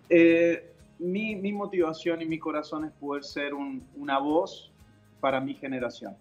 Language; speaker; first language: Spanish; native; Spanish